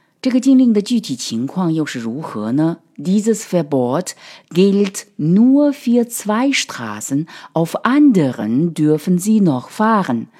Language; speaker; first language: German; non-native, fluent; Chinese